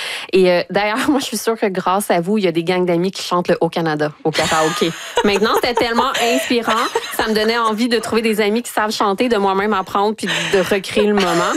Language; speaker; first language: French; native; French